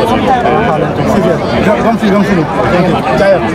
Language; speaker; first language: Chinese; non-native, learner; Bangla